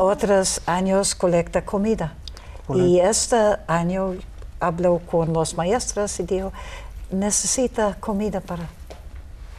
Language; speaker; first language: Spanish; non-native, learner; English